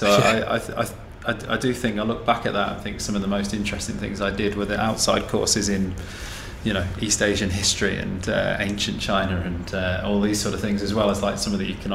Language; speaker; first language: English; native; English